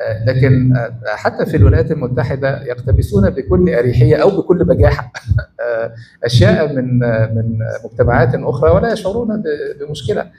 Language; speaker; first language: Arabic; native; Arabic